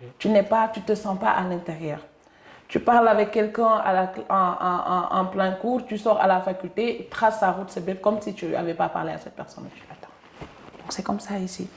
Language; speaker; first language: French; non-native, local second language; Wolof